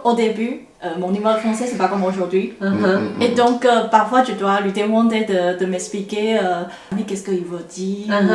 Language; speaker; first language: French; non-native, fluent; Chinese